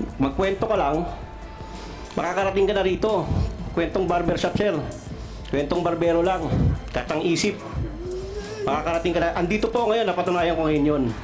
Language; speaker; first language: Filipino; non-native, local second language; Cebuano